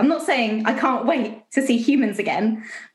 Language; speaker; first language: English; native; English